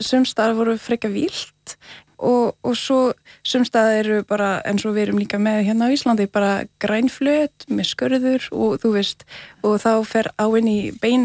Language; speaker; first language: Icelandic; non-native, fluent; French